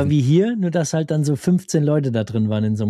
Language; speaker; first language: German; native; German